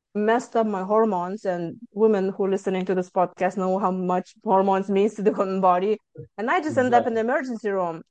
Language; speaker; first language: English; non-native, fluent; Lithuanian